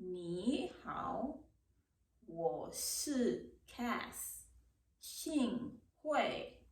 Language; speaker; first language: Chinese; non-native, fluent; English